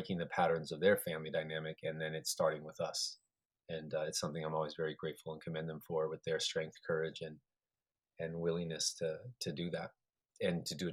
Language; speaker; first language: English; native; English